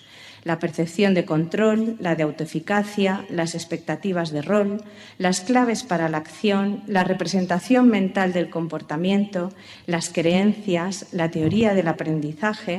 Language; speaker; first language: Spanish; native; Spanish